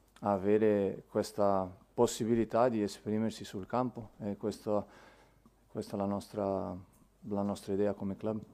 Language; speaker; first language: Italian; non-native, fluent; Portuguese